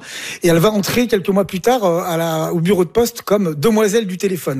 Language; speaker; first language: French; native; French